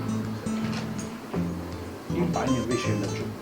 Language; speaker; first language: Italian; native; Italian